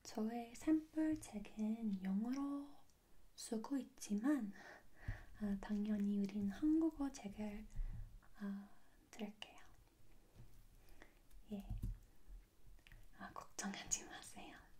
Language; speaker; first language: Korean; non-native, fluent; English